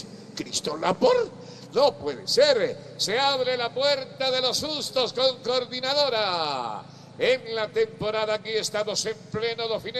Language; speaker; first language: Spanish; native; Spanish